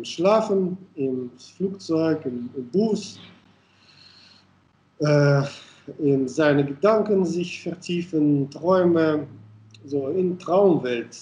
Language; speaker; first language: German; non-native, fluent; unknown